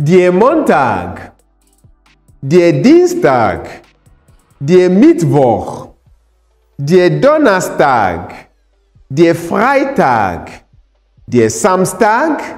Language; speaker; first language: German; non-native, fluent; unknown